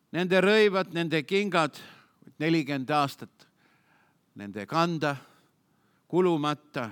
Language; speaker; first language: Estonian; native; Estonian